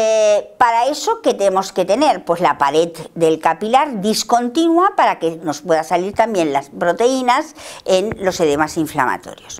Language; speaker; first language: Spanish; native; Spanish